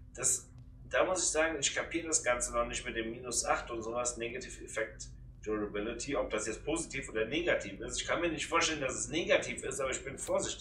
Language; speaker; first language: German; native; German